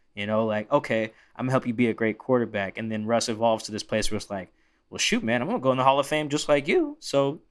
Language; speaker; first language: English; native; English